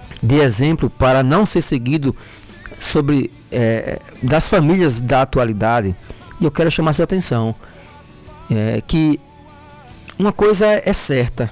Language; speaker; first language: Portuguese; native; Portuguese